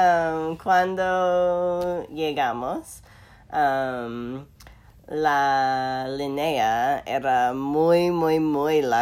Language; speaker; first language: Spanish; non-native, learner; English